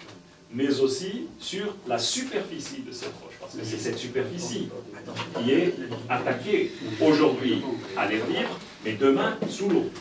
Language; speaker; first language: French; native; French